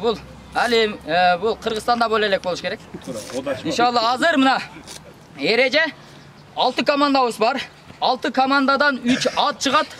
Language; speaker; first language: Kyrgyz; native; Kyrgyz